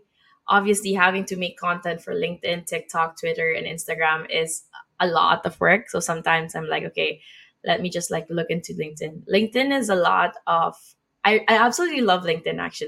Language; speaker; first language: English; non-native, local second language; Filipino